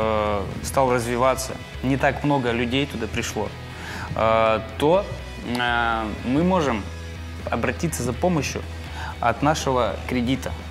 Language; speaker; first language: Russian; native; Russian